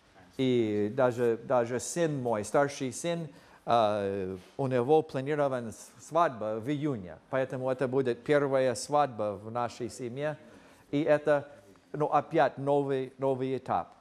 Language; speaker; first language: Russian; non-native, fluent; English